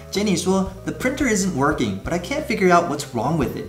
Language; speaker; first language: English; early bilingual, other home language; Chinese